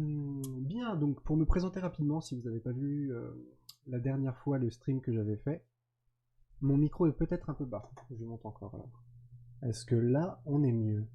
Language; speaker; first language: French; native; French